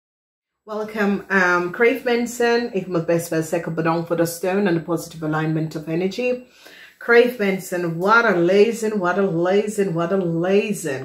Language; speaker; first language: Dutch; non-native, fluent; English